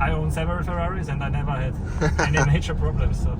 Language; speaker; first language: English; non-native, fluent; German